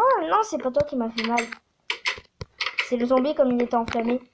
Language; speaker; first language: French; native; French